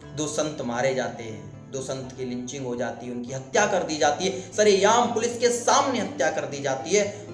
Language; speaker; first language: Hindi; native; Hindi